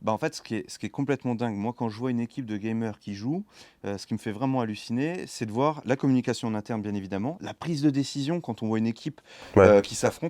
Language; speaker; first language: French; native; French